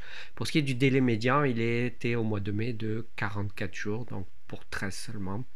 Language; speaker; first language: French; native; French